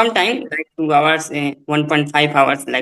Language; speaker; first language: English; non-native, learner; Hindi